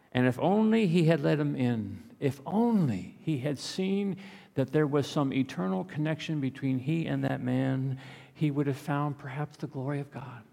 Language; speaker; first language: English; native; English